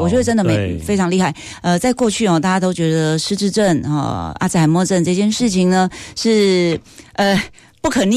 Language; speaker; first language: Chinese; native; Chinese